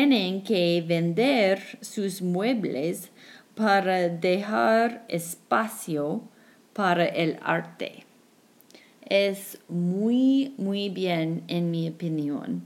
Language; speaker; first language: Spanish; non-native, fluent; English